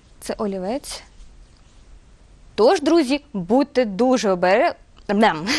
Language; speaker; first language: Ukrainian; native; Ukrainian